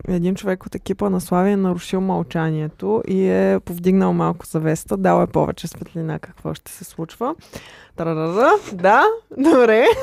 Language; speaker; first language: Bulgarian; native; Bulgarian